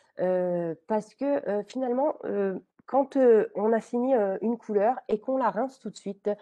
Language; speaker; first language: French; native; French